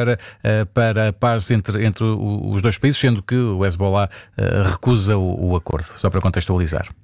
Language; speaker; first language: Portuguese; native; Portuguese